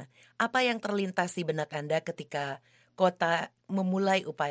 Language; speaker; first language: Indonesian; native; Indonesian